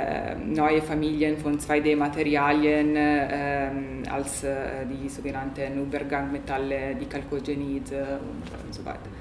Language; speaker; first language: German; non-native, learner; Italian